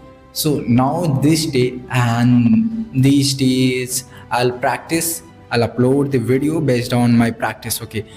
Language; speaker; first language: English; non-native, learner; Bhojpuri